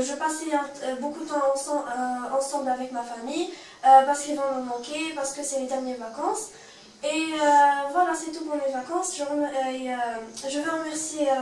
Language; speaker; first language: French; non-native, local second language; Arabic